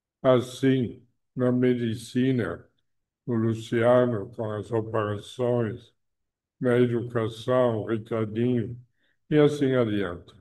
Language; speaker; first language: Portuguese; non-native, fluent; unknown